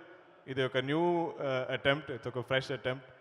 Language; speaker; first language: Telugu; non-native, learner; Malayalam